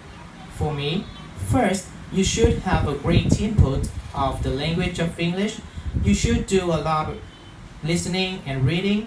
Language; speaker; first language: English; non-native, fluent; Vietnamese